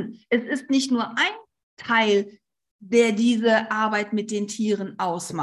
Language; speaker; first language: German; native; German